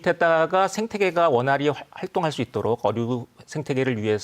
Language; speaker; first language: Korean; native; Korean